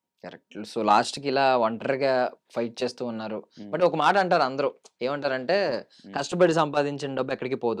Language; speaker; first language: Telugu; native; Telugu